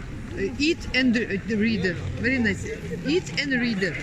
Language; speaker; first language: English; non-native, learner; Russian